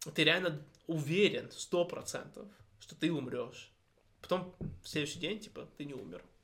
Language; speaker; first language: Russian; early bilingual, heritage; Russian